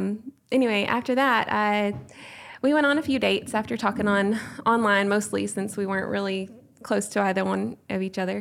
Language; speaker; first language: English; native; English